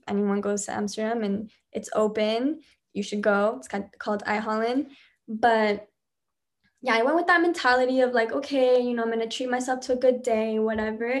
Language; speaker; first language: English; early bilingual, other home language; Spanish